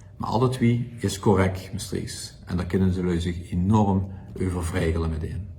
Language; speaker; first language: Dutch; native; Dutch